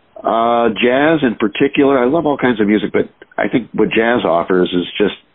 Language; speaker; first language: English; native; English